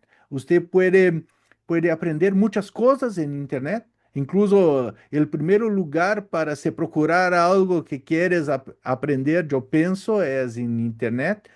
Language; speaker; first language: Spanish; non-native, learner; Portuguese